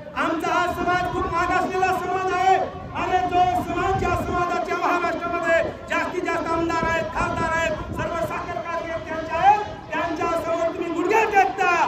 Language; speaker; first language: Marathi; non-native, local second language; Lambadi